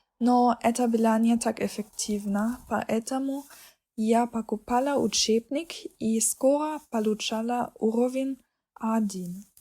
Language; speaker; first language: Russian; non-native, learner; German